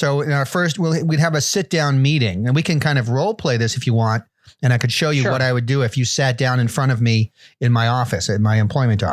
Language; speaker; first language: English; native; English